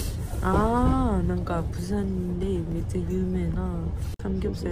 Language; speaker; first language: Japanese; non-native, fluent; Korean